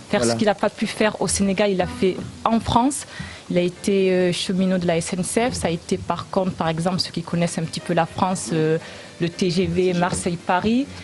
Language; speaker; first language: French; early bilingual, other home language; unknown